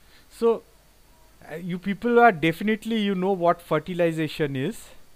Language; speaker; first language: English; non-native, local second language; Bangla